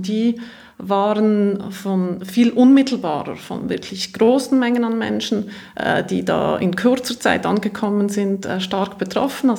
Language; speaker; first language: German; native; German